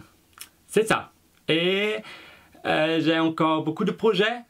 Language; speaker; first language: French; non-native, fluent; German